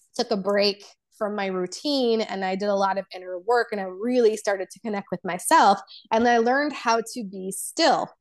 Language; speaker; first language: English; early bilingual, other home language; Polish